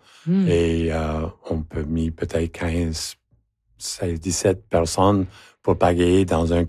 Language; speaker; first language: French; native; French